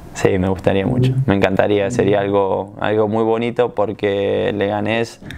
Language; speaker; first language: Spanish; native; Spanish